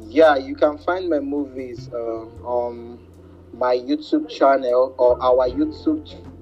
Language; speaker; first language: English; non-native, local second language; Igbo